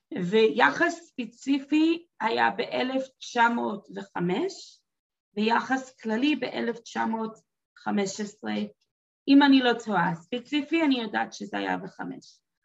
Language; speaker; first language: Hebrew; non-native, fluent; English